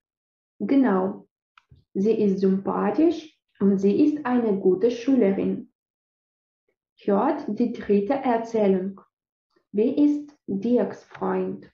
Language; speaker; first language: German; non-native, fluent; Russian